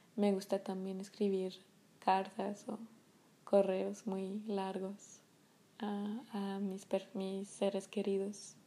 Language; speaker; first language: Spanish; non-native, fluent; French